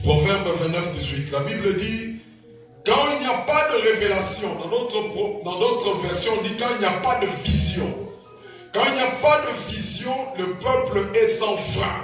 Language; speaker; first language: French; non-native, local second language; Lingala